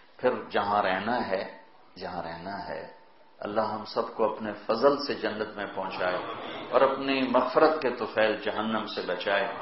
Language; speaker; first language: Urdu; non-native, local second language; Punjabi